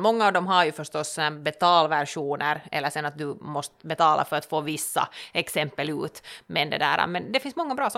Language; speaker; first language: Swedish; native; Swedish